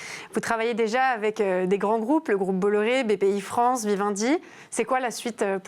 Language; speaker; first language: French; native; French